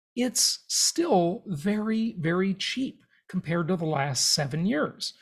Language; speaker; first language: English; native; English